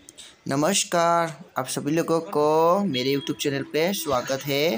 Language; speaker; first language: Hindi; non-native, local second language; Bodo